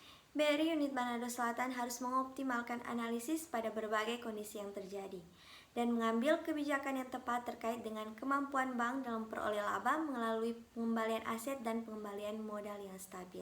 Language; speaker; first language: Indonesian; native; Indonesian